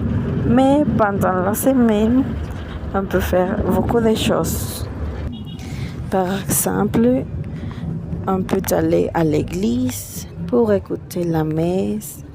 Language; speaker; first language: French; non-native, learner; Spanish